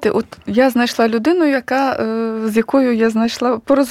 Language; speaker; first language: Ukrainian; native; Ukrainian